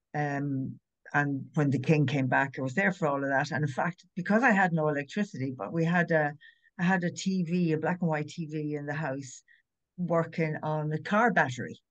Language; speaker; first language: English; native; English